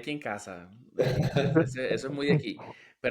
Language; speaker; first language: Spanish; native; Spanish